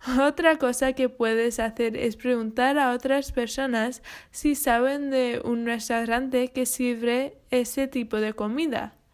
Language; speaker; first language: Spanish; non-native, fluent; English